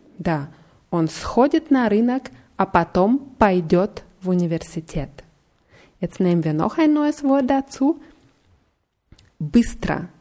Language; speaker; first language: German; non-native, fluent; Russian